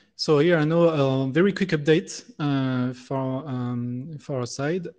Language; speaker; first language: English; non-native, fluent; French